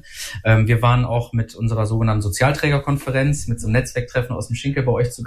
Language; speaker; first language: German; native; German